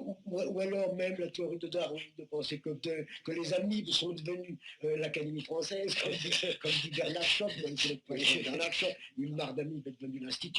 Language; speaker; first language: French; native; French